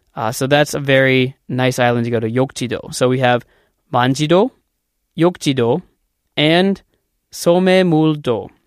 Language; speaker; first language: English; native; English